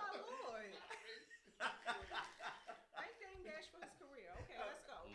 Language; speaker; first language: English; native; English